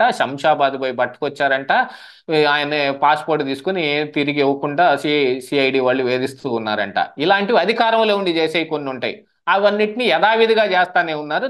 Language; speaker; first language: Telugu; native; Telugu